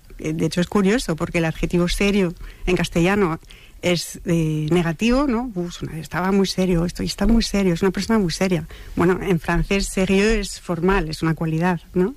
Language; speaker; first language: Spanish; non-native, fluent; French